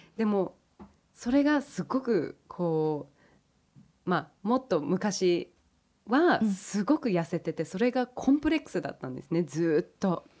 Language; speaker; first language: Japanese; early bilingual, heritage; English